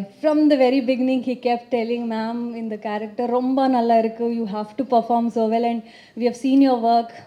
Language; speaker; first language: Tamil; non-native, learner; Kannada